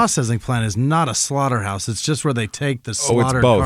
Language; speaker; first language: English; native; English